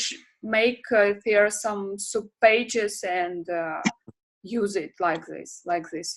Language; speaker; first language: English; non-native, learner; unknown